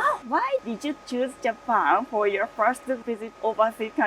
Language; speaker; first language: English; non-native, learner; Japanese